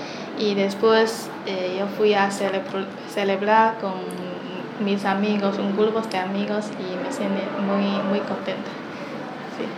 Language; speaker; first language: Spanish; non-native, learner; Chinese